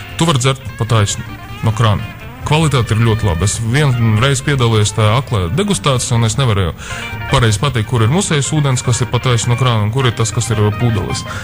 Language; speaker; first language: Latvian; non-native, local second language; Russian